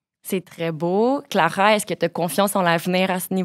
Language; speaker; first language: French; native; French